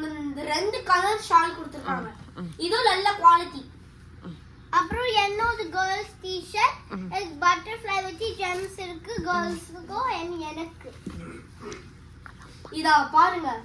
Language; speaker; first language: Tamil; early bilingual, heritage; Tamil